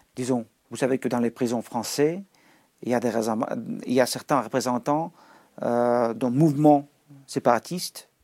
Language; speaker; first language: French; non-native, fluent; Russian